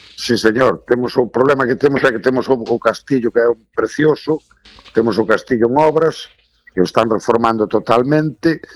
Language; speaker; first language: Galician; native; Galician